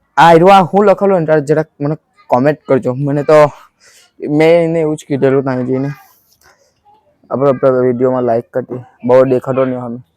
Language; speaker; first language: Gujarati; native; Gujarati